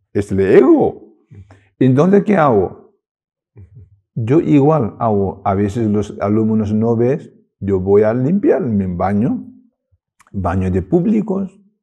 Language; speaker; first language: Spanish; non-native, learner; Tibetan